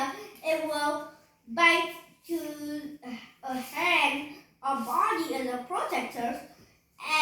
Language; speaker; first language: English; non-native, learner; Vietnamese